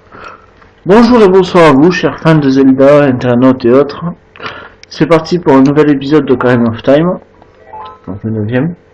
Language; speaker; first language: French; native; French